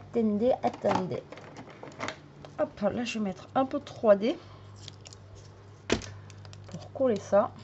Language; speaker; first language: French; native; French